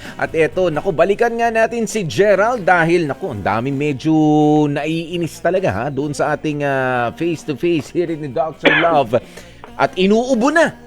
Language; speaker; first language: Filipino; native; Filipino